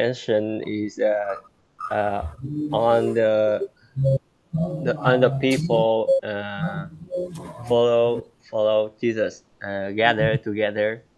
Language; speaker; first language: English; non-native, learner; Vietnamese